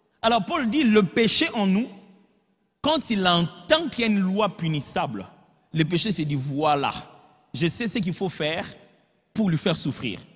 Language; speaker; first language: French; non-native, local second language; Lingala